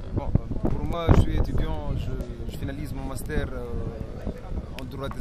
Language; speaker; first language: French; non-native, local second language; Arabic